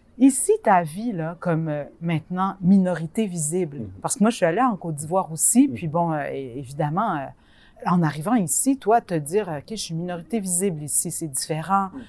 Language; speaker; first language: French; native; French